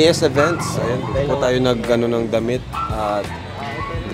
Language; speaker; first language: Filipino; native; Filipino